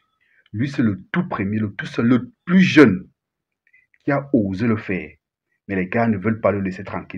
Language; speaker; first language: French; native; French